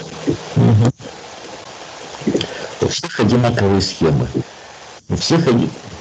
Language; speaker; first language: Russian; native; Russian